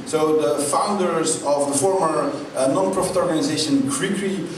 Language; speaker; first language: English; non-native, fluent; Dutch